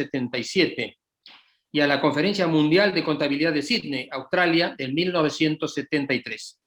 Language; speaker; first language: Spanish; native; Spanish